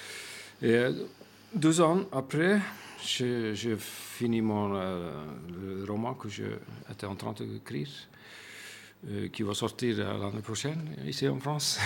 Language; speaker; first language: French; non-native, fluent; Icelandic